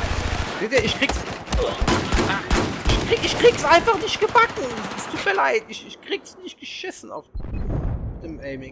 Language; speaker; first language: German; native; German